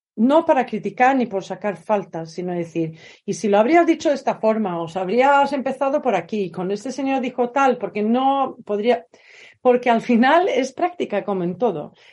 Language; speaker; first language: Spanish; non-native, fluent; Swedish